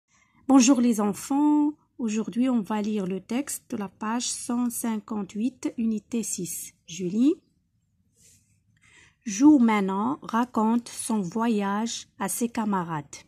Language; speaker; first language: French; non-native, local second language; Arabic